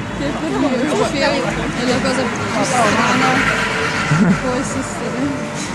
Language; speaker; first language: Italian; non-native, learner; Chinese